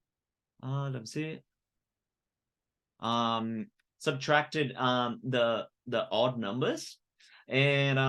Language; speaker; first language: English; non-native, fluent; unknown